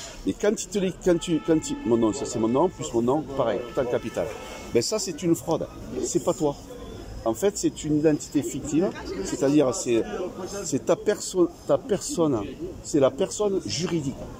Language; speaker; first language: French; native; French